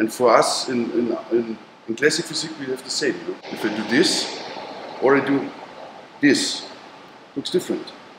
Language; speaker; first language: English; non-native, learner; German